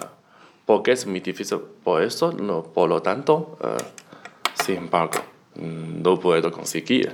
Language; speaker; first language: Spanish; non-native, learner; Chinese